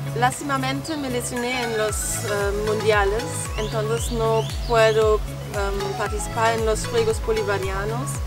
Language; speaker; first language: Spanish; non-native, fluent; German